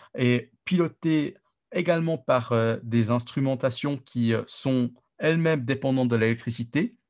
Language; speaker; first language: French; native; French